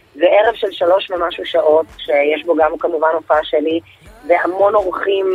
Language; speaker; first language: Hebrew; early bilingual, other home language; Russian